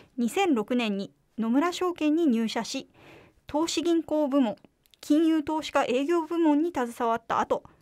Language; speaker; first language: Japanese; native; Japanese